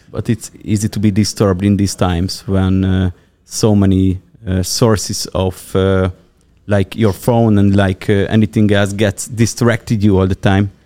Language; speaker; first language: English; non-native, fluent; Hungarian